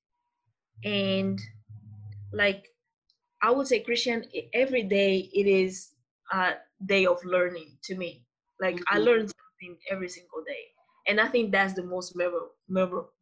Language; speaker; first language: English; non-native, fluent; Portuguese